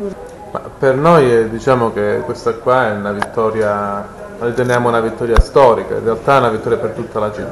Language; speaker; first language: Italian; native; Italian